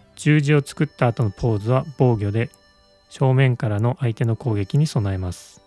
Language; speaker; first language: Japanese; native; Japanese